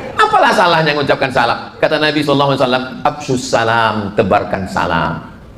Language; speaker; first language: Indonesian; native; Indonesian